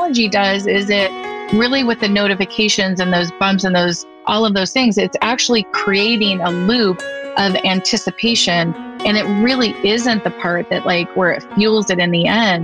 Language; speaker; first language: English; native; English